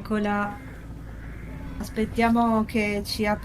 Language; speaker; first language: Italian; native; Italian